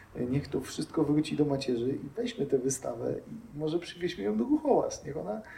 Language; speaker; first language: Polish; native; Polish